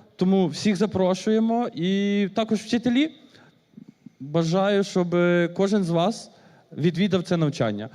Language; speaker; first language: Ukrainian; native; Ukrainian